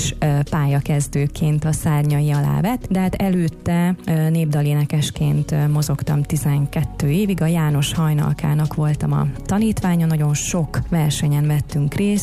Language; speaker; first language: Hungarian; native; Hungarian